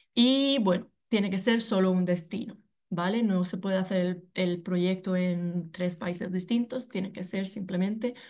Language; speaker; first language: Spanish; native; Spanish